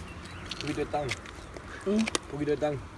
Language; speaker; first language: Spanish; non-native, learner; Romanian